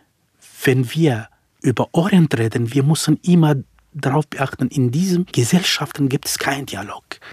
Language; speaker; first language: German; non-native, fluent; Central Kurdish